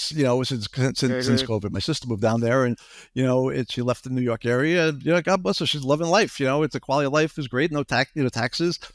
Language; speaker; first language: English; native; English